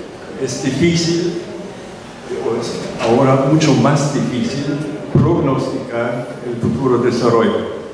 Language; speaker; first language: Spanish; non-native, fluent; German